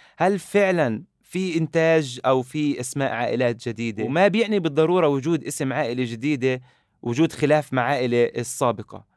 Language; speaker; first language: Arabic; native; Arabic